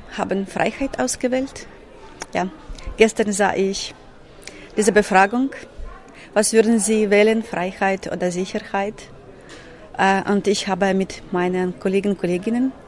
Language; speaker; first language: German; non-native, learner; Ukrainian